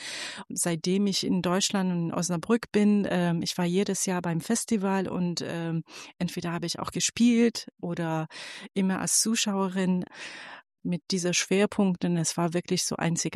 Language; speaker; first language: German; non-native, fluent; Persian